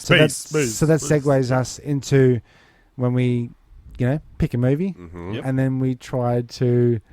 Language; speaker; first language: English; native; English